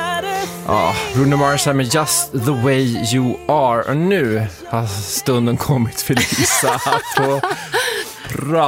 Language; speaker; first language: Swedish; native; Swedish